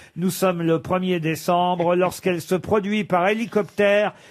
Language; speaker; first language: French; native; French